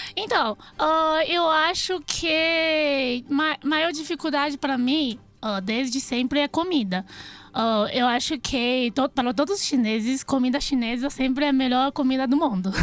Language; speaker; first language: Portuguese; non-native, fluent; Chinese